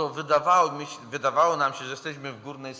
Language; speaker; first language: Polish; native; Polish